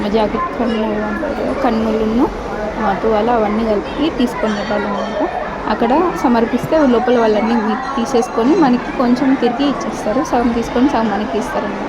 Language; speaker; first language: Telugu; non-native, local second language; Lambadi